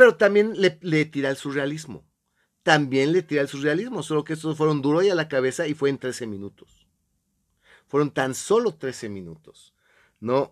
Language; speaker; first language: Spanish; native; Spanish